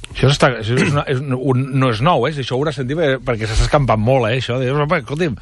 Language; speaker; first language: Catalan; native; Catalan